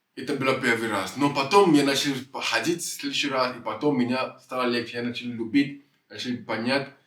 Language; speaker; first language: Russian; non-native, fluent; French